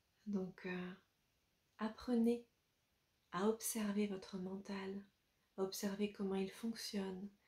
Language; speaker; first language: French; native; French